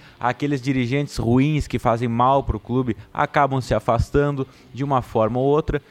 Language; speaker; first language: Portuguese; native; Portuguese